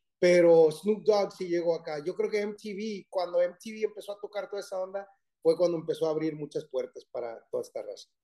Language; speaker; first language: Spanish; early bilingual, heritage; Spanish